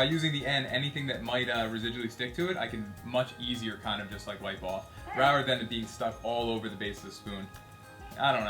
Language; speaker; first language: English; native; English